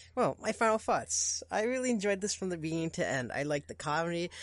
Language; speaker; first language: English; non-native, fluent; Portuguese